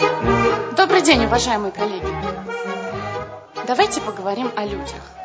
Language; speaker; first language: Russian; native; Russian